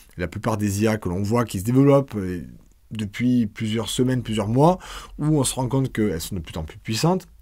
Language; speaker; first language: French; native; French